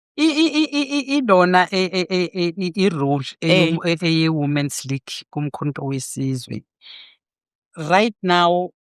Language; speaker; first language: Zulu; native; Zulu